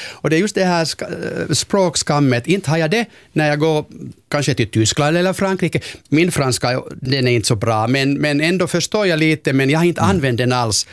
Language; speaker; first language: Swedish; non-native, local second language; Finnish